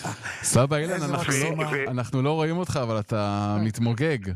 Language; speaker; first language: Hebrew; native; Hebrew